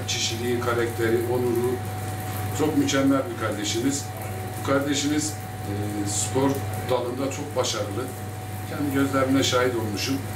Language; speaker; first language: Turkish; native; Turkish